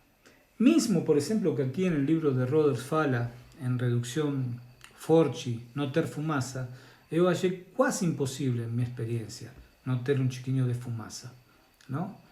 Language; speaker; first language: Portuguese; non-native, learner; Spanish